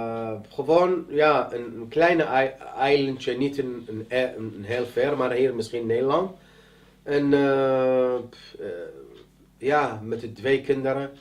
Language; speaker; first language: Dutch; non-native, learner; Arabic